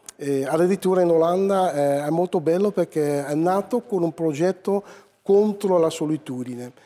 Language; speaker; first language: Italian; non-native, fluent; Dutch